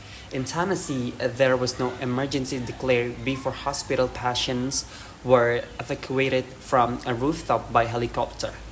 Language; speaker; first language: English; non-native, learner; Indonesian